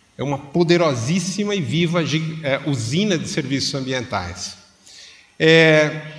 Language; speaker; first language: Portuguese; native; Portuguese